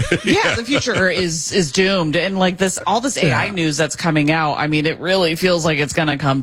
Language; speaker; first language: English; native; English